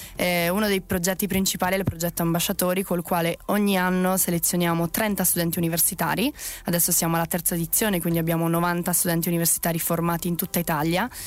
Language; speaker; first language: Italian; native; Italian